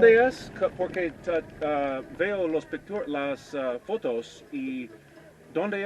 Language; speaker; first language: Spanish; non-native, learner; English